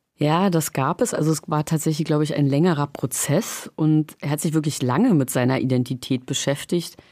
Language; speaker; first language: German; native; German